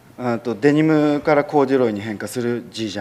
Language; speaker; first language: Japanese; native; Japanese